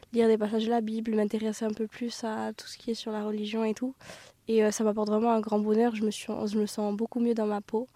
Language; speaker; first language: French; native; French